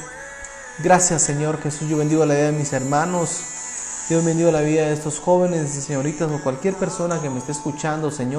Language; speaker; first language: Spanish; native; Spanish